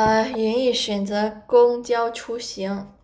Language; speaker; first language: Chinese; non-native, fluent; Indonesian